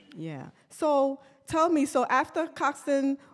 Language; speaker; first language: English; native; English